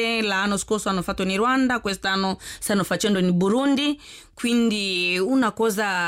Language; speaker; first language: Italian; non-native, learner; Swahili